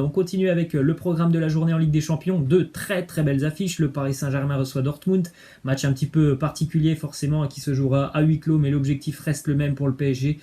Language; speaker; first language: French; native; French